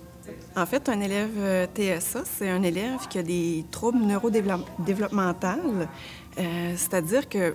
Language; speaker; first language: French; native; French